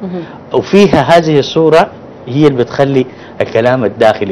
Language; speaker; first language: Arabic; native; Arabic